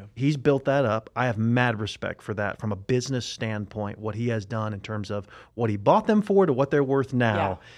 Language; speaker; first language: English; native; English